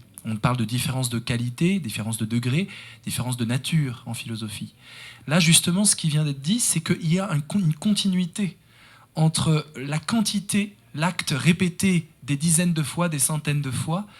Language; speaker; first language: French; native; French